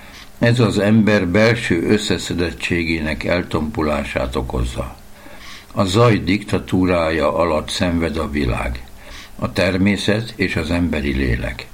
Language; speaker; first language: Hungarian; native; Hungarian